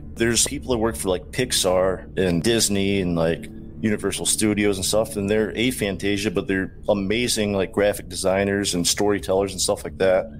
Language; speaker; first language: English; native; English